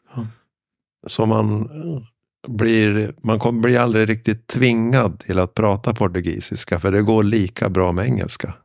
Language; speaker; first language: Swedish; native; Swedish